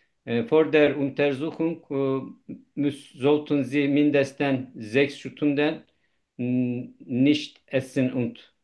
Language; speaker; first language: German; non-native, learner; Turkish